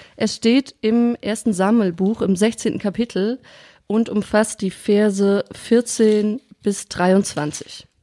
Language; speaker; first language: German; native; German